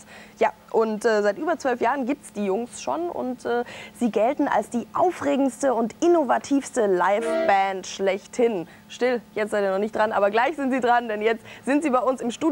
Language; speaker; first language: German; native; German